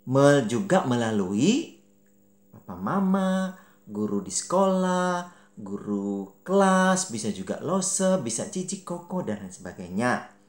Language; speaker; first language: Malay; native; Malay